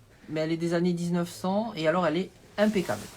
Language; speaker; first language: French; native; French